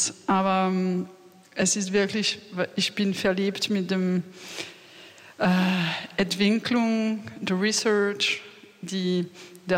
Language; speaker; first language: German; non-native, learner; French